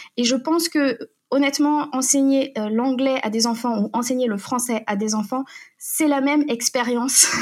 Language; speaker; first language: French; native; French